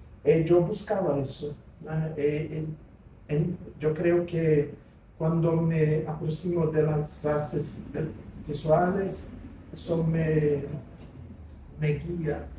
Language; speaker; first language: Spanish; non-native, fluent; Portuguese